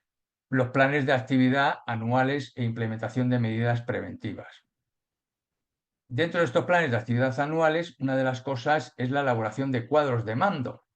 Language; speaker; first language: Spanish; native; Spanish